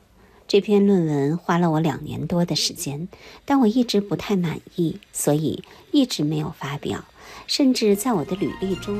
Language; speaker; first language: Chinese; native; Chinese